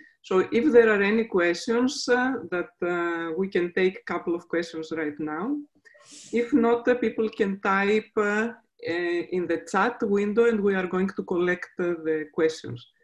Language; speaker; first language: English; non-native, fluent; Greek